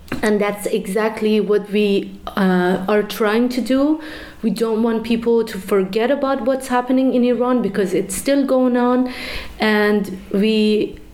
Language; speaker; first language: English; non-native, fluent; Persian